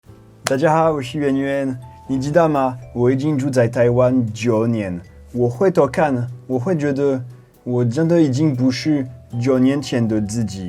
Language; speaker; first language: Chinese; non-native, fluent; French